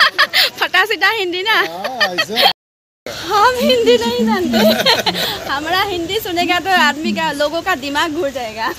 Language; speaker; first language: Hindi; non-native, local second language; Assamese